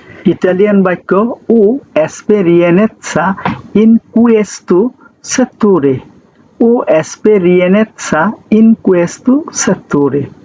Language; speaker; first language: Italian; non-native, learner; Bangla